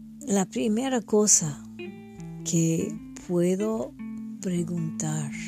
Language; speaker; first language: Spanish; non-native, fluent; French